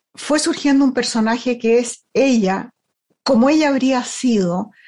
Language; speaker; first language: Spanish; native; Spanish